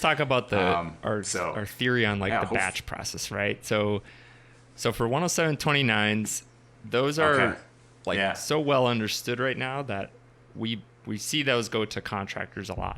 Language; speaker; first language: English; native; English